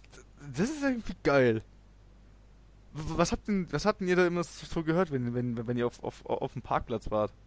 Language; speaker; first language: German; native; German